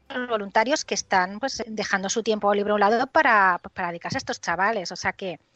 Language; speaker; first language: Spanish; native; Spanish